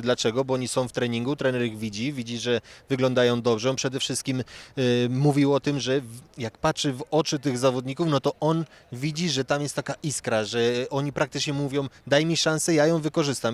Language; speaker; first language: Polish; native; Polish